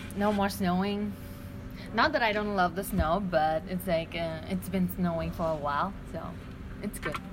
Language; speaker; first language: English; non-native, fluent; Vietnamese